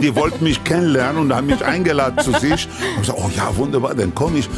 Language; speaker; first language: German; non-native, fluent; Spanish